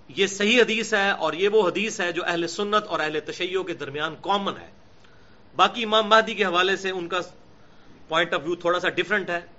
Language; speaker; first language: Urdu; non-native, local second language; Punjabi